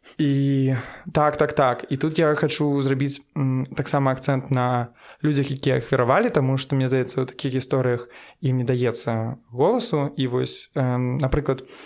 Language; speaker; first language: Belarusian; non-native, local second language; Russian